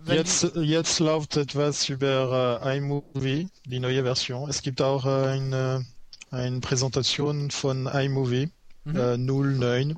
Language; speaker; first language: German; non-native, learner; French